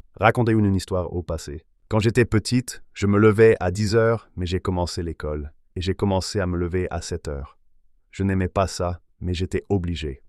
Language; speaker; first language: French; native; French